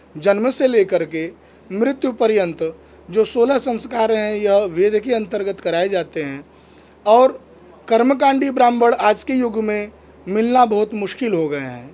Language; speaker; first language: Hindi; native; Hindi